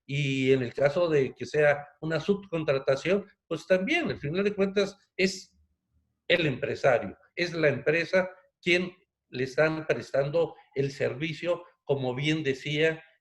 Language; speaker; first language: Spanish; native; Spanish